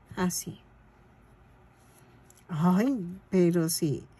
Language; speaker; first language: Spanish; native; Spanish